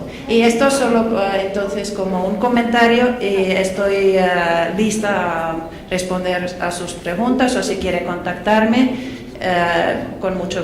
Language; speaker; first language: Spanish; non-native, fluent; Finnish